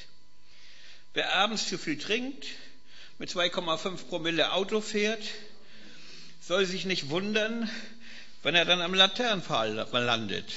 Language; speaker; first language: German; native; German